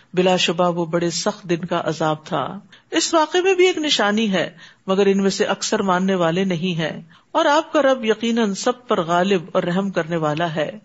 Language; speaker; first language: Urdu; native; Urdu